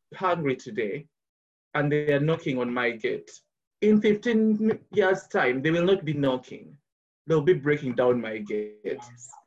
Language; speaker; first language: English; non-native, local second language; Ganda